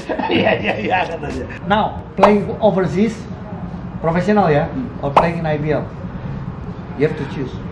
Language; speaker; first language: English; non-native, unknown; Indonesian